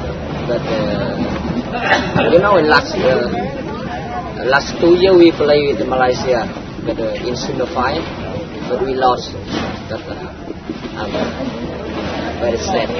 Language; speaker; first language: English; non-native, learner; Vietnamese